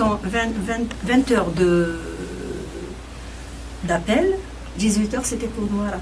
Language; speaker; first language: French; non-native, local second language; Kabyle